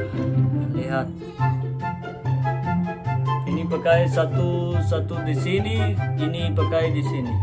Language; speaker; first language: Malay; non-native, learner; Urdu